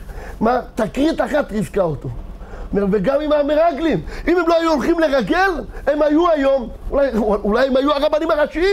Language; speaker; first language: Hebrew; native; Hebrew